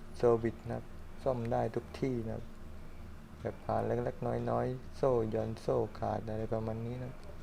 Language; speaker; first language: Thai; native; Thai